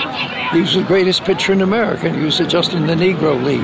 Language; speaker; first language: English; native; English